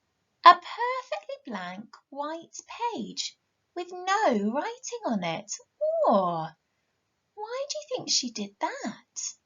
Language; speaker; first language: English; native; English